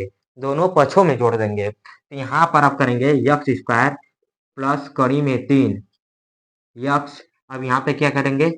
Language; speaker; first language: Hindi; native; Hindi